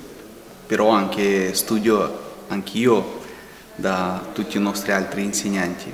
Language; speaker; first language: Italian; non-native, fluent; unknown